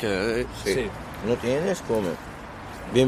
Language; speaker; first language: Spanish; non-native, learner; Arabic